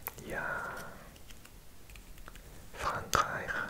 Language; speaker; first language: German; non-native, learner; Welsh